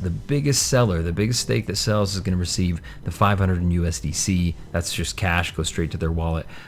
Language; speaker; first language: English; native; English